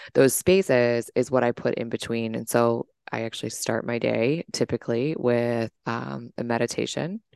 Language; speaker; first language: English; native; English